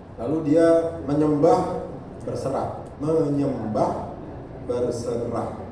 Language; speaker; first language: Indonesian; native; Indonesian